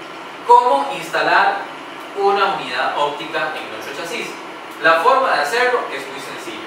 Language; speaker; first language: Spanish; native; Spanish